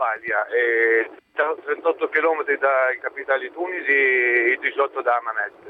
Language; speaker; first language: Italian; non-native, fluent; Arabic